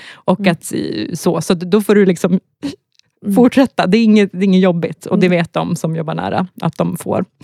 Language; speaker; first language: Swedish; native; Swedish